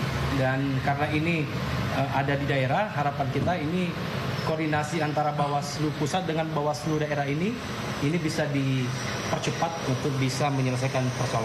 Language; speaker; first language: Indonesian; native; Indonesian